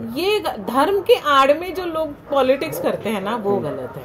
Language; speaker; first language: Hindi; non-native, local second language; Marathi